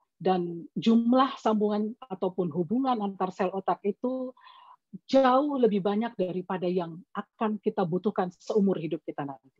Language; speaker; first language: Indonesian; native; Indonesian